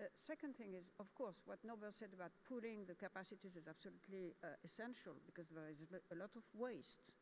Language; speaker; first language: English; non-native, fluent; French